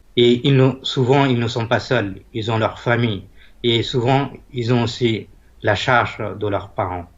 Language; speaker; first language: French; non-native, fluent; Bangla